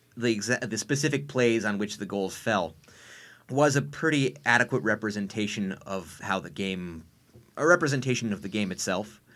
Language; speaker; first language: English; native; English